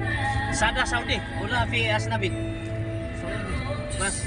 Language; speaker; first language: Arabic; non-native, learner; Indonesian